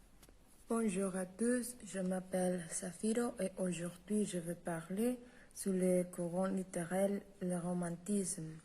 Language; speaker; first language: French; non-native, learner; Spanish